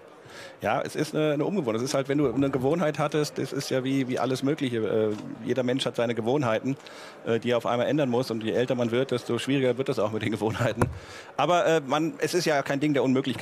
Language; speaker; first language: German; native; German